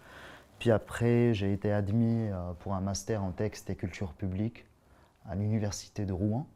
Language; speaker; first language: French; non-native, local second language; Arabic